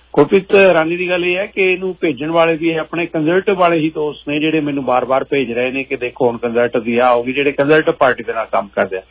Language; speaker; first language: Punjabi; native; Punjabi